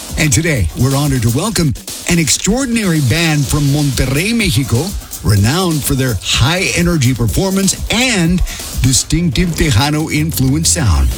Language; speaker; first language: English; early bilingual, other home language; Spanish